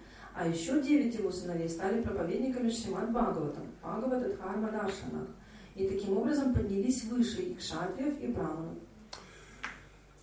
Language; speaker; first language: Russian; native; Russian